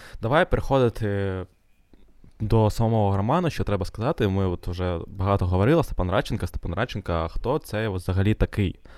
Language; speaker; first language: Ukrainian; non-native, local second language; Russian